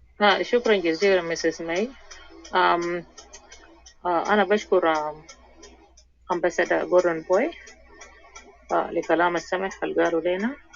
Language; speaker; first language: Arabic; non-native, local second language; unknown